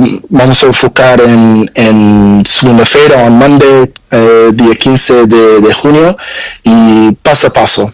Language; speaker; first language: Spanish; non-native, learner; Portuguese